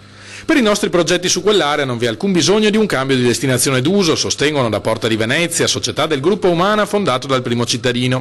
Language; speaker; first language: Italian; native; Italian